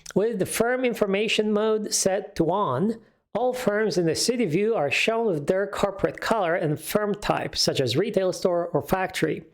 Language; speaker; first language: English; non-native, fluent; Polish